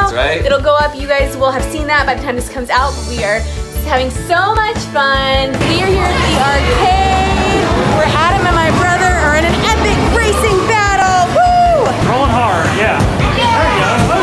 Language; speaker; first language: English; native; English